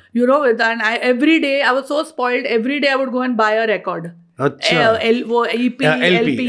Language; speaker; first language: Hindi; native; Hindi